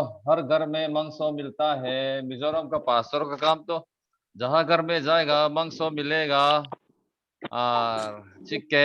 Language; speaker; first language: Hindi; non-native, local second language; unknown